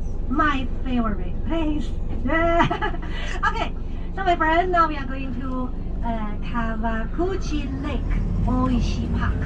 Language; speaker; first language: English; non-native, learner; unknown